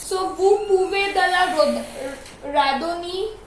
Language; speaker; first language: French; non-native, learner; Hindi